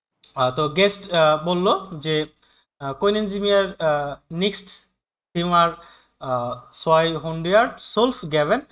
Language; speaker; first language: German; non-native, fluent; Bangla